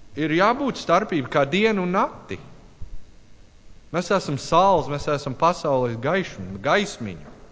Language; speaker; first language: Latvian; non-native, learner; English